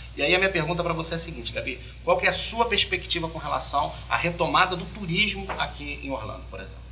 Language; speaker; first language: Portuguese; native; Portuguese